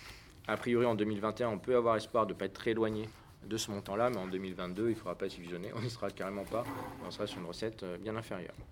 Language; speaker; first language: French; native; French